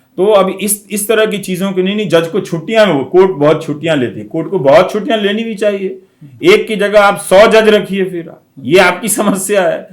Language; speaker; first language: Hindi; non-native, local second language; Bhojpuri